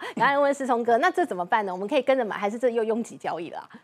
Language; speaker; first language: Chinese; native; Chinese